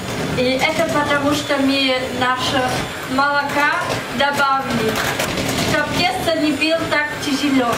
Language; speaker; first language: Russian; early bilingual, heritage; German